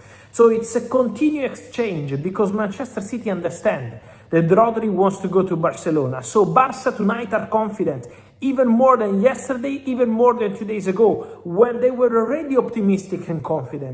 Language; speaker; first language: English; non-native, fluent; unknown